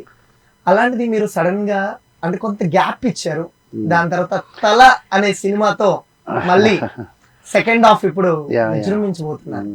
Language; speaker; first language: Telugu; native; Telugu